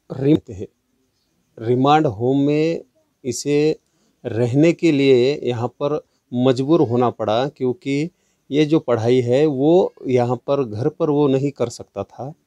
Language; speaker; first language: Hindi; non-native, local second language; Marathi